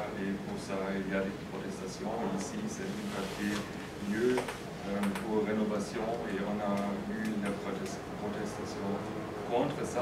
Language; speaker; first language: French; non-native, fluent; German